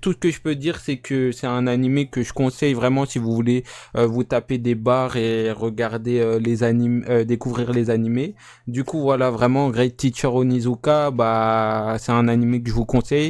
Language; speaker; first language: French; native; French